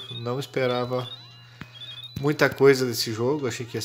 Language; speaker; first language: Portuguese; native; Portuguese